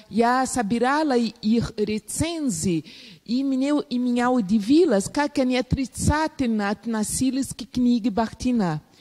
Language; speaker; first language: Russian; non-native, learner; Portuguese